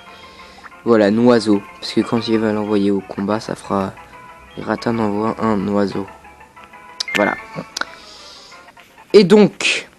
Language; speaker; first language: French; native; French